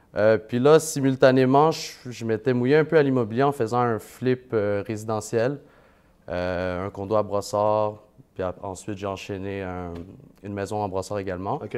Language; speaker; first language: French; early bilingual, other home language; Vietnamese